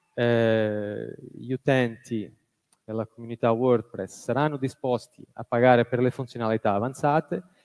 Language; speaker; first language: Italian; non-native, fluent; Portuguese